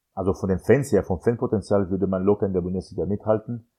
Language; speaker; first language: German; non-native, fluent; French